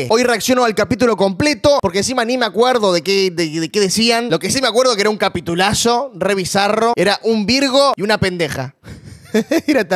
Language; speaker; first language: Spanish; native; Spanish